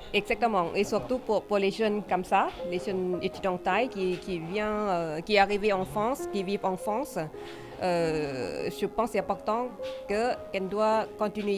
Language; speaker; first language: French; non-native, fluent; Thai